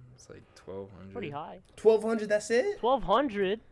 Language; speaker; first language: English; early bilingual, other home language; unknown